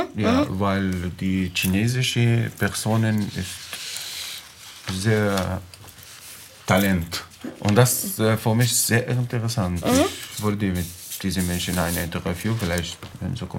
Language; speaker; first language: German; non-native, learner; Arabic